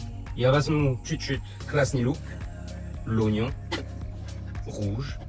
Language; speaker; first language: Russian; non-native, learner; French